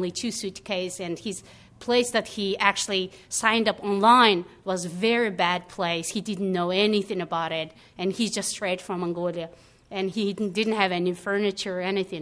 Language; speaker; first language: English; non-native, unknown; Mongolian